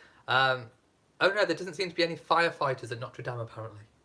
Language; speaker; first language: English; native; English